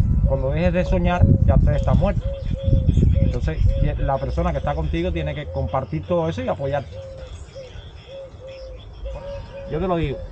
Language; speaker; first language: Spanish; native; Spanish